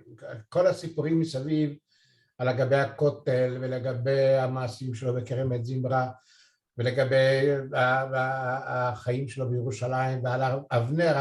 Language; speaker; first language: Hebrew; early bilingual, other home language; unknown